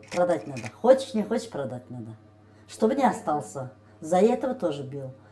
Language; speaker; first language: Russian; non-native, local second language; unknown